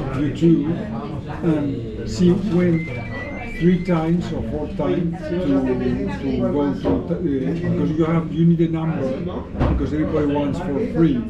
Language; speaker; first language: English; non-native, fluent; Spanish